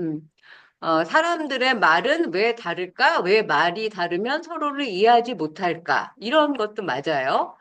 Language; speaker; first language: Korean; native; Korean